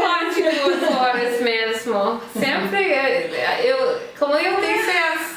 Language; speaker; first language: Portuguese; non-native, fluent; English